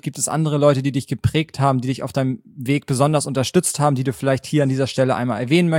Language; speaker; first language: German; native; German